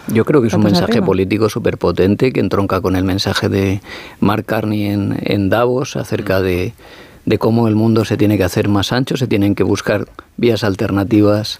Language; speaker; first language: Spanish; native; Spanish